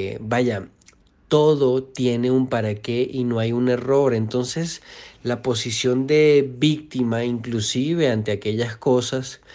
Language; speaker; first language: Spanish; native; Spanish